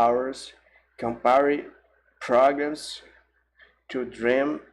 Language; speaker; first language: English; non-native, learner; Portuguese